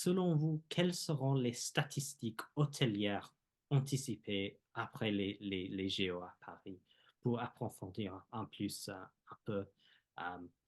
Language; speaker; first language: French; non-native, fluent; English